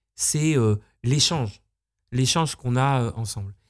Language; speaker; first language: French; native; French